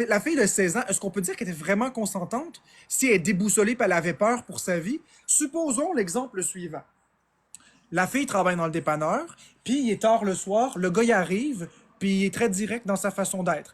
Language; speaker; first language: French; native; French